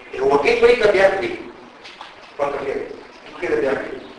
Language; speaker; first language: Arabic; native; Arabic